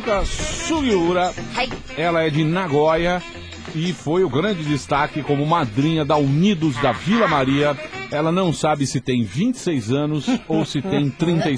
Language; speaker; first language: Portuguese; native; Portuguese